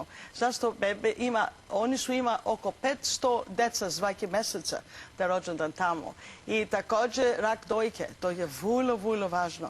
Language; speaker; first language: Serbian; non-native, learner; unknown